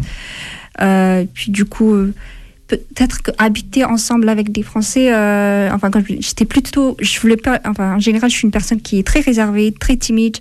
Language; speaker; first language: French; non-native, fluent; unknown